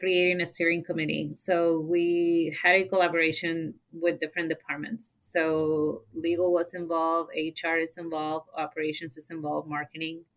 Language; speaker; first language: English; non-native, fluent; Spanish